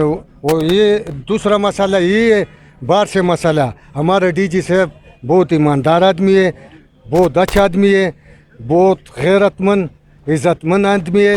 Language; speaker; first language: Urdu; non-native, local second language; Pashto